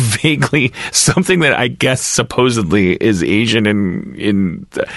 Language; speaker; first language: English; native; English